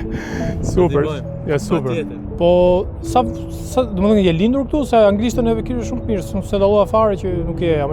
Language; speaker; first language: Albanian; native; Albanian